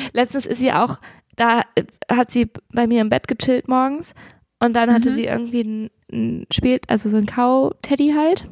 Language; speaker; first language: German; native; German